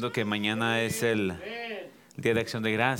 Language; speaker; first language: Spanish; native; Spanish